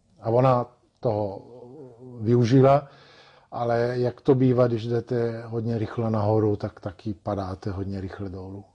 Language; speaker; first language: Czech; non-native, fluent; Italian